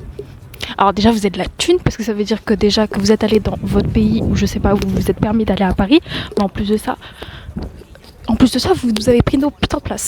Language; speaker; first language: French; native; French